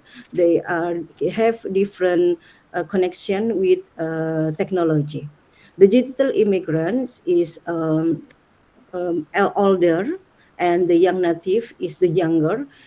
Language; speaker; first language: English; non-native, learner; Indonesian